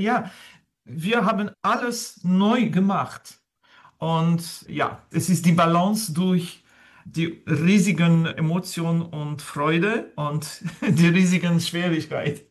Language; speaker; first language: German; non-native, fluent; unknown